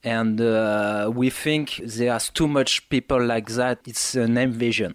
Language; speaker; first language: English; non-native, learner; French